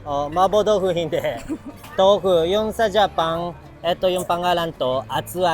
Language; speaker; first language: Filipino; non-native, learner; Japanese